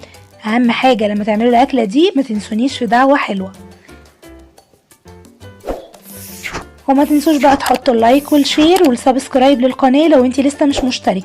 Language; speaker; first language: Arabic; native; Arabic